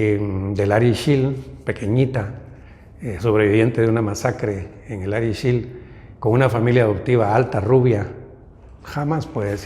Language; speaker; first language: Spanish; native; Spanish